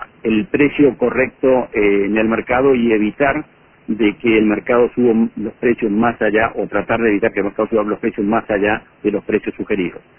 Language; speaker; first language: Spanish; native; Spanish